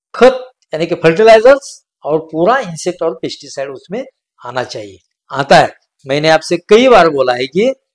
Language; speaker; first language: Hindi; non-native, local second language; Marathi